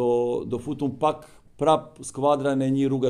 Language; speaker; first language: Albanian; non-native, learner; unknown